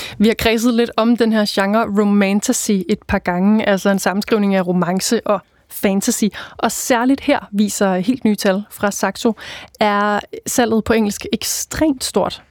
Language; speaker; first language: Danish; native; Danish